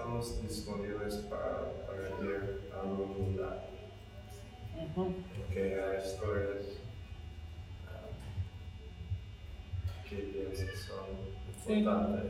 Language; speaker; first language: Spanish; non-native, fluent; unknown